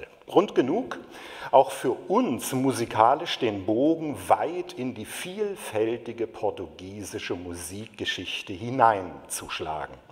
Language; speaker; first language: German; native; German